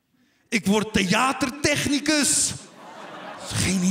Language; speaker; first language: Dutch; native; Dutch